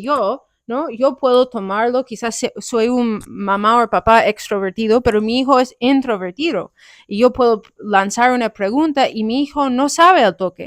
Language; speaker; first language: Spanish; non-native, fluent; English